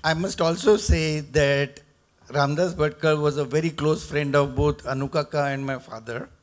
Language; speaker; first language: English; non-native, local second language; Marathi